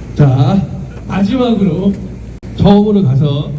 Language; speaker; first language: Korean; native; Korean